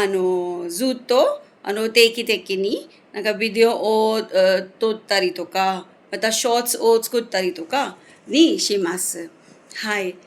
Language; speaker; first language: Japanese; non-native, fluent; Hindi